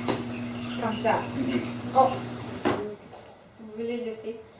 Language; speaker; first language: French; non-native, learner; English